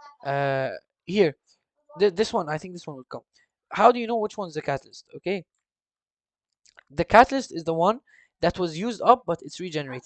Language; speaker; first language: English; non-native, fluent; Arabic